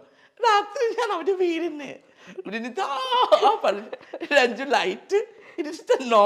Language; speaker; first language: Malayalam; non-native, learner; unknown